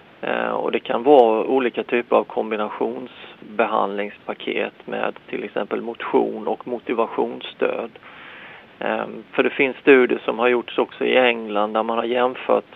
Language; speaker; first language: Swedish; native; Swedish